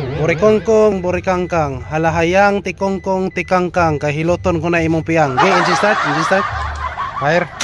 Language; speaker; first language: Filipino; non-native, local second language; Cebuano